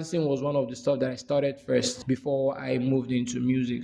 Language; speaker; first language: English; non-native, local second language; Igbo